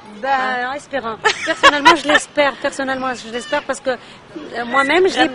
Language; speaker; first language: French; non-native, local second language; Arabic